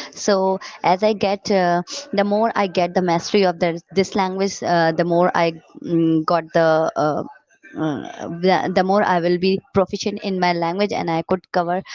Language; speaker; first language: English; non-native, learner; Urdu